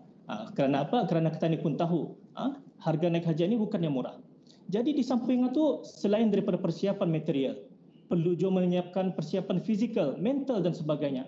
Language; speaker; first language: Malay; native; Malay